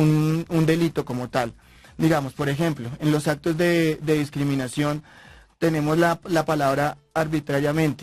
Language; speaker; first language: Spanish; native; Spanish